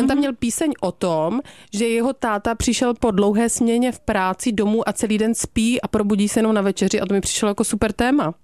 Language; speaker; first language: Czech; native; Czech